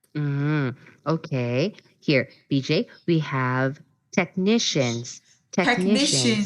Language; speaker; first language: English; non-native, fluent; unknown